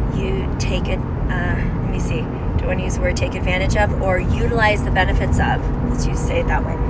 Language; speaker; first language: English; native; English